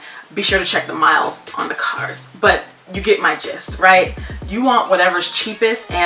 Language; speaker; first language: English; native; English